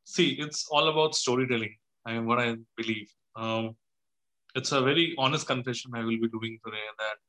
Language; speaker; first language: English; non-native, local second language; Hindi